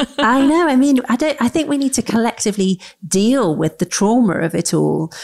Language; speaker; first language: English; native; English